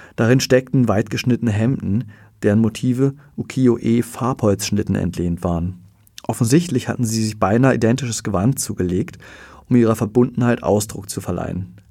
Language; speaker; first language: German; native; German